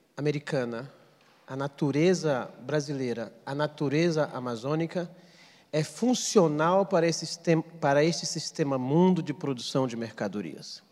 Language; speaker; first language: Portuguese; native; Portuguese